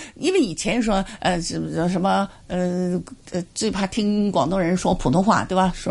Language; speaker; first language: Chinese; non-native, local second language; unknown